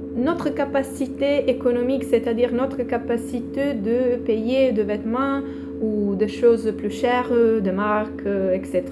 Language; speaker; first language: French; non-native, fluent; Italian